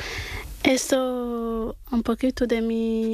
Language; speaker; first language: Spanish; non-native, learner; Arabic